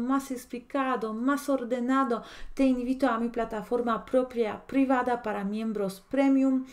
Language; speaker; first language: Spanish; non-native, fluent; Polish